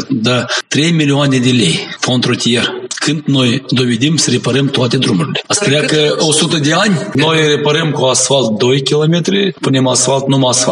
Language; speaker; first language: Romanian; non-native, local second language; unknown